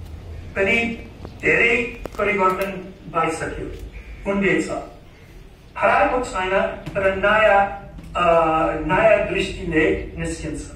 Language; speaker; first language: Nepali; non-native, learner; English